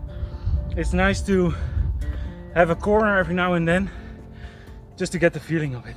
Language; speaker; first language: English; non-native, fluent; Dutch